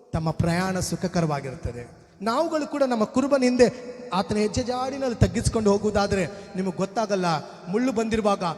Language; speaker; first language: Kannada; non-native, local second language; Telugu